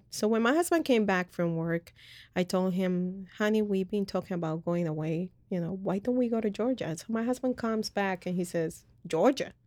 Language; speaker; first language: English; early bilingual, other home language; Spanish